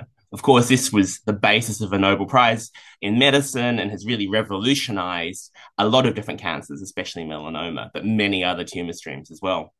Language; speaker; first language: English; native; English